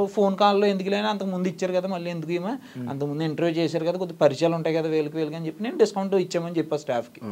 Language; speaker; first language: Telugu; native; Telugu